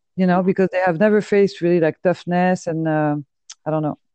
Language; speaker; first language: English; non-native, fluent; French